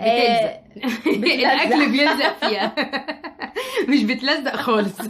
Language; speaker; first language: Arabic; native; Arabic